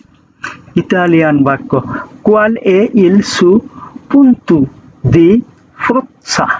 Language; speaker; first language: Italian; non-native, learner; Bangla